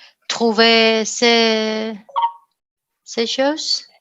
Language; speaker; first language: French; non-native, learner; Spanish